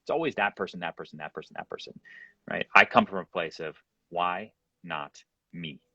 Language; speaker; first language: English; native; English